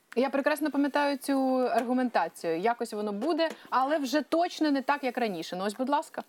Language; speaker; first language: Ukrainian; native; Ukrainian